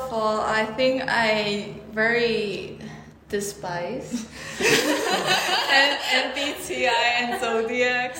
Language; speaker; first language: English; non-native, fluent; Chinese